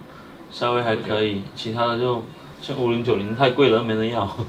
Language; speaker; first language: Chinese; native; Chinese